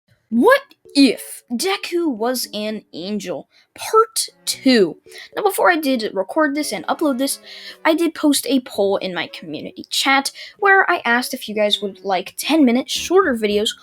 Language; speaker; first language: English; native; English